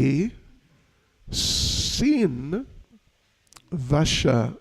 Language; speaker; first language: Russian; non-native, learner; English